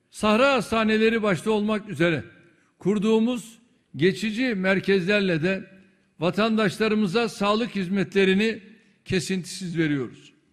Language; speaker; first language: Turkish; native; Turkish